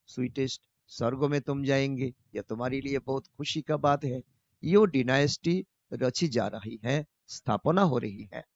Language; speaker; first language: Hindi; non-native, local second language; Bangla